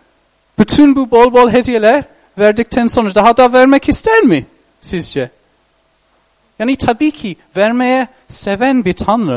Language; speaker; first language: Turkish; non-native, fluent; English